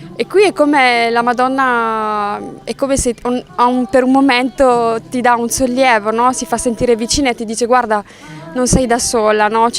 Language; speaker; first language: Italian; native; Italian